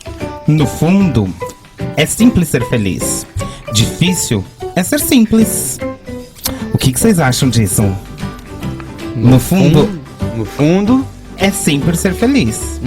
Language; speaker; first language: Portuguese; native; Portuguese